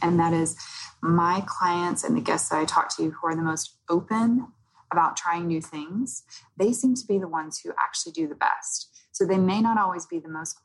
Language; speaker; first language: English; native; English